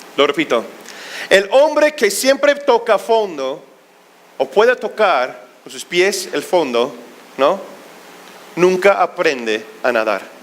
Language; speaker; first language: Spanish; non-native, fluent; English